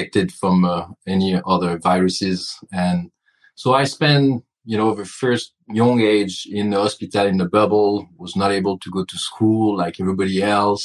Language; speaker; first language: English; non-native, fluent; French